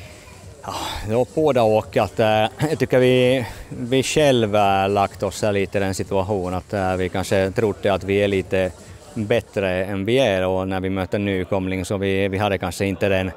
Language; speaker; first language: Swedish; non-native, fluent; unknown